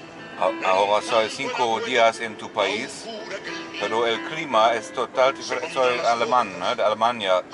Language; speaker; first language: Spanish; non-native, learner; German